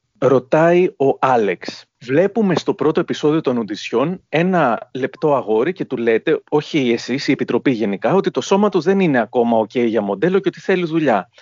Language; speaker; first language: Greek; native; Greek